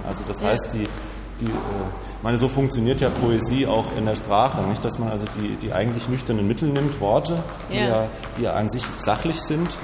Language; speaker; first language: German; native; German